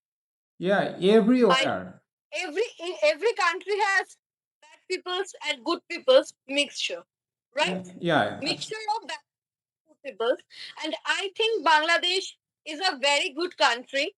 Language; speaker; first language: English; non-native, learner; Bangla